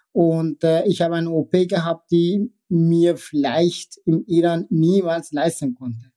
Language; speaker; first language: German; non-native, fluent; Persian